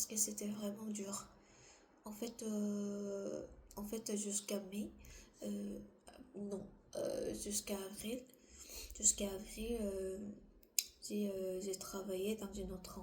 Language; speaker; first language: French; non-native, learner; Korean